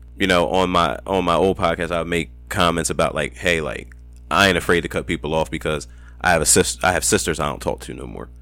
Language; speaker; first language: English; native; English